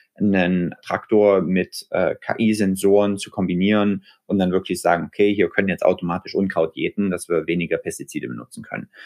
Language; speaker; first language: German; native; German